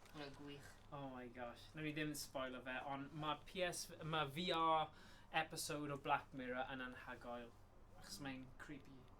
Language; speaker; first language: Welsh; non-native, local second language; English